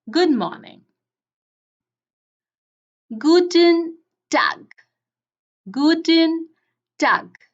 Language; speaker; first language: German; non-native, fluent; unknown